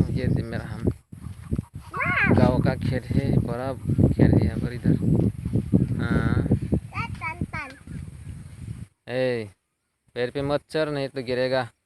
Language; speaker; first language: Hindi; non-native, local second language; Kok Borok